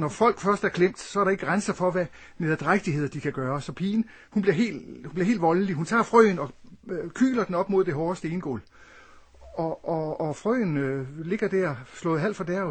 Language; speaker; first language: Danish; native; Danish